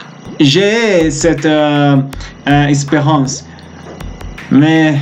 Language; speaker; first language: French; non-native, learner; Spanish